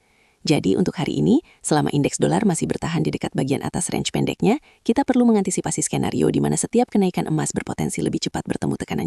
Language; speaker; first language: Indonesian; native; Indonesian